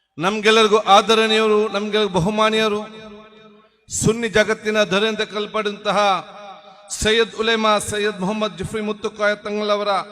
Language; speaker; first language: Kannada; non-native, local second language; Malayalam